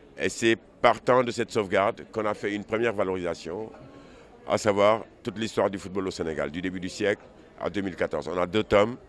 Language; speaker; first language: French; non-native, local second language; Wolof